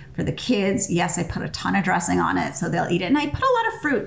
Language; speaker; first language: English; native; English